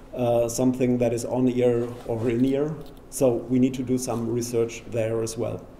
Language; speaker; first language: English; non-native, fluent; German